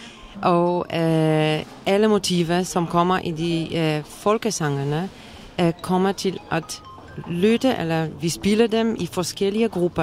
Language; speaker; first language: Danish; non-native, learner; Polish